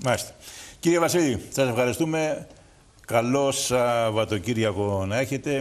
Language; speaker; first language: Greek; native; Greek